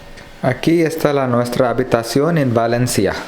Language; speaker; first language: Spanish; non-native, learner; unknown